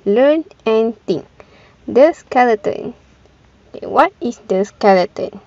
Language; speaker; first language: English; non-native, local second language; Malay